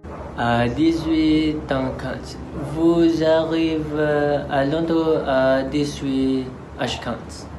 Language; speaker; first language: French; non-native, learner; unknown